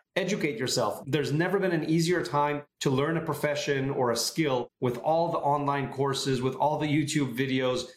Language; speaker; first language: English; non-native, fluent; Hebrew